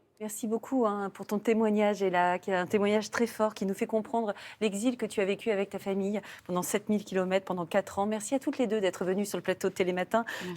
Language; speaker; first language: French; native; French